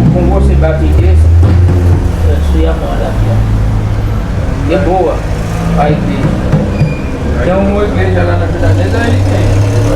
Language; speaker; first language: Portuguese; non-native, learner; Haitian Creole